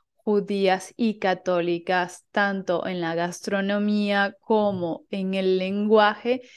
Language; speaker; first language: Spanish; native; Spanish